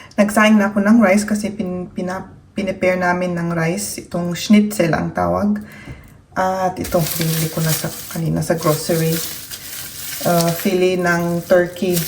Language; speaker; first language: Filipino; native; Filipino